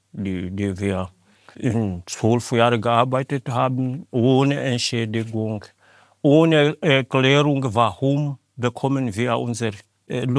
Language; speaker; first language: German; non-native, learner; Portuguese